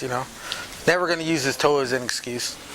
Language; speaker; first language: English; native; English